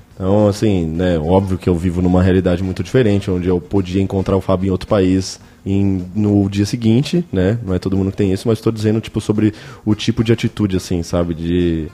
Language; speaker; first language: Portuguese; native; Portuguese